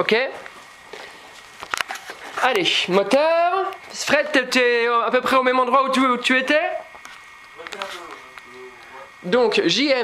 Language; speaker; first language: French; native; French